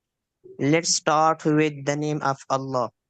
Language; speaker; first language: English; non-native, learner; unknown